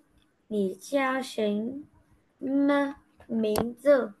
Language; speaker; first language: Chinese; non-native, learner; Vietnamese